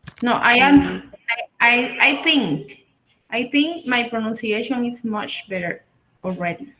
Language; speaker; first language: English; non-native, learner; Spanish